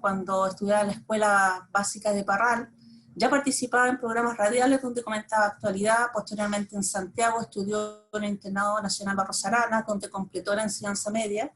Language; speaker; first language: Spanish; native; Spanish